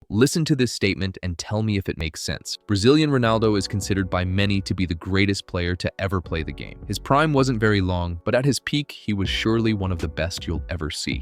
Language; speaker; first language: English; native; English